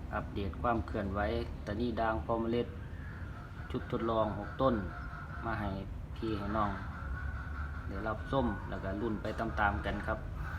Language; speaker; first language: Thai; non-native, local second language; Northeastern Thai